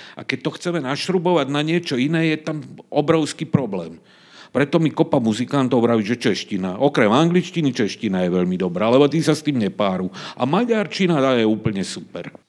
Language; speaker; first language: Slovak; native; Slovak